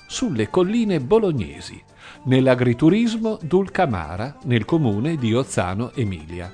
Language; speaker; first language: Italian; native; Italian